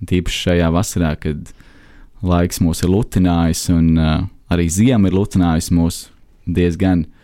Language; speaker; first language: Latvian; native; Latvian